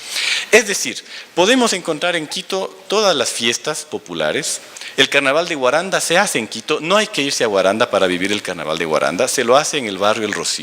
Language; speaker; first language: Spanish; native; Spanish